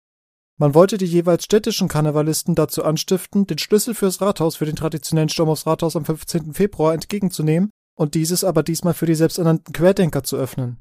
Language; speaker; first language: German; native; German